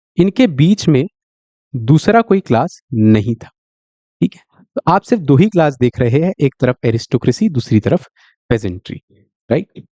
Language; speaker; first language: Hindi; native; Hindi